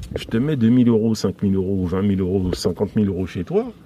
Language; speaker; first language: French; native; French